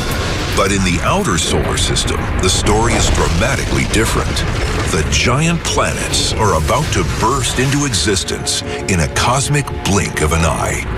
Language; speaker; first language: English; native; English